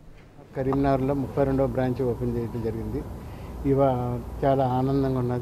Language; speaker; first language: Telugu; native; Telugu